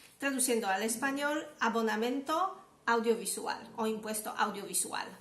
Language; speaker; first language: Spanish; non-native, fluent; Polish